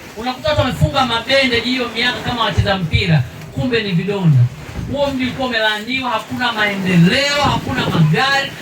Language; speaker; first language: Swahili; native; Swahili